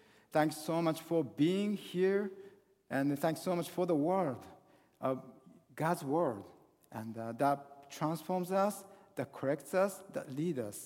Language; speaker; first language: English; non-native, fluent; Japanese